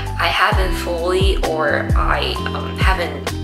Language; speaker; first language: English; non-native, fluent; Vietnamese